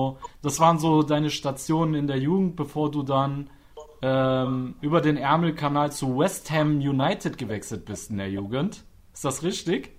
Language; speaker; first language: German; native; German